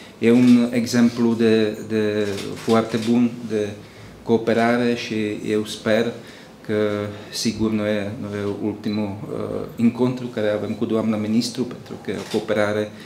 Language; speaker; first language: Romanian; non-native, learner; Czech